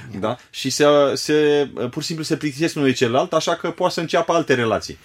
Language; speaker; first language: Romanian; native; Romanian